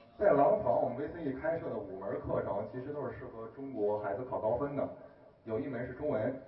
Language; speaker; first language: Chinese; native; Chinese